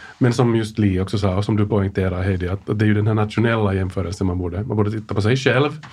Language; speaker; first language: Swedish; native; Swedish